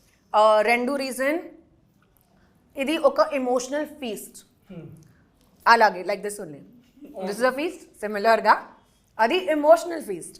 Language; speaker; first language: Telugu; non-native, learner; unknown